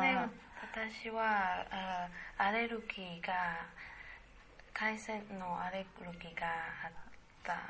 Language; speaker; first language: Japanese; non-native, learner; Chinese